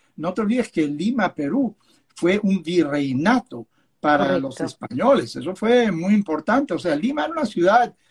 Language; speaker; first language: Spanish; non-native, local second language; Yiddish